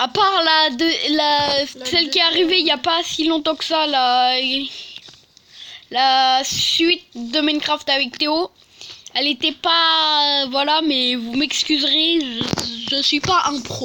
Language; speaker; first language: French; native; French